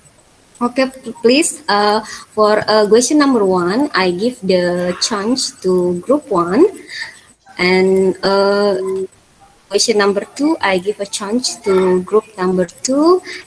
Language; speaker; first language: English; non-native, fluent; Indonesian